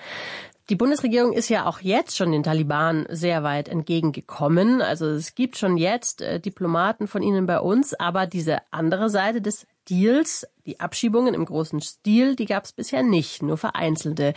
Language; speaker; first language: German; native; German